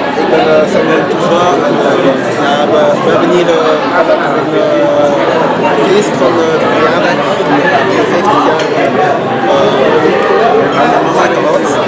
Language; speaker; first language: Dutch; early bilingual, other home language; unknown